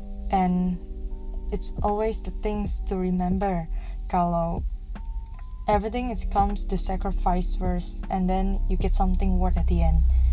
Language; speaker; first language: English; non-native, learner; Indonesian